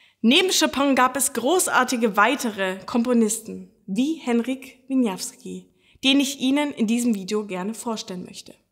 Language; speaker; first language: German; native; German